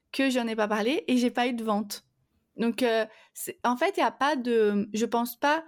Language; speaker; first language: French; non-native, fluent; Portuguese